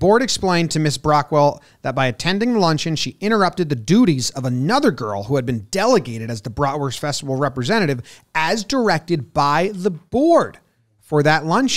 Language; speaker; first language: English; native; English